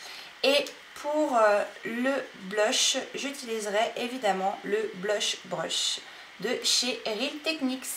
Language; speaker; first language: French; native; French